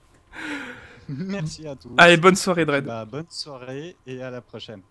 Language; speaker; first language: French; native; French